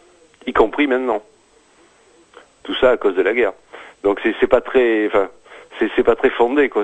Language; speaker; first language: French; native; French